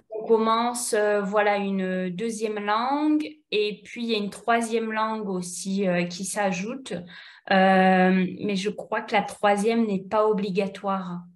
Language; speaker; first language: French; native; French